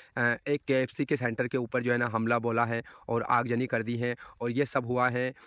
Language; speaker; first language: Hindi; native; Hindi